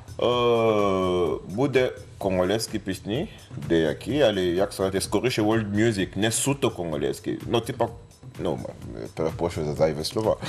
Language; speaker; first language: Ukrainian; non-native, fluent; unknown